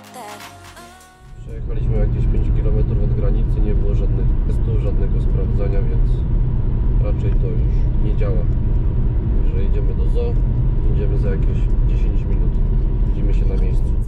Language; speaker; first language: Polish; native; Polish